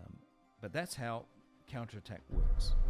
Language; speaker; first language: English; native; English